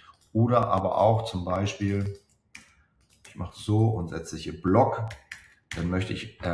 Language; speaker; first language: German; native; German